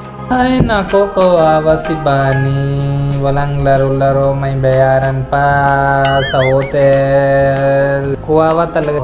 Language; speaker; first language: Filipino; non-native, learner; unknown